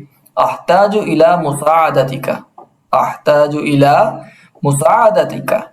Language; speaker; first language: Arabic; non-native, fluent; Urdu